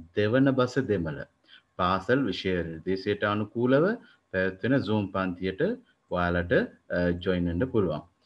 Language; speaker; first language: Sinhala; non-native, local second language; Tamil